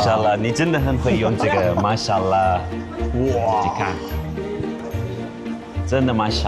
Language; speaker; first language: Chinese; non-native, fluent; Turkish